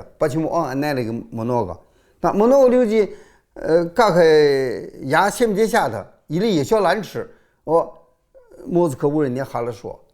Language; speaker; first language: Russian; non-native, learner; Chinese